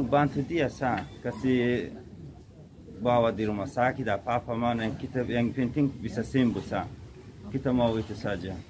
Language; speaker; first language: Indonesian; non-native, learner; Persian